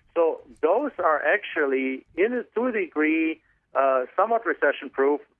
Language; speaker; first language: English; non-native, fluent; German